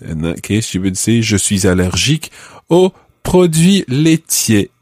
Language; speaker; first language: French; non-native, fluent; English